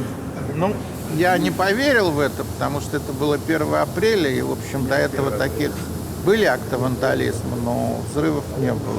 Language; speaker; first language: Russian; native; Russian